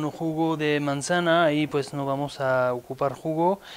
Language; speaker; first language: Spanish; non-native, fluent; French